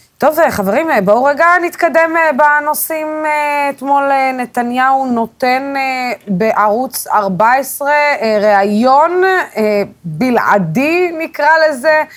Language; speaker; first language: Hebrew; non-native, local second language; Arabic